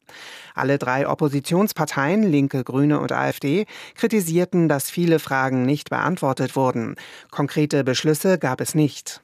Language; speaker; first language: German; native; German